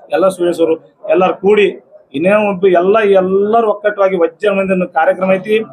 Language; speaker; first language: Kannada; non-native, local second language; Lambadi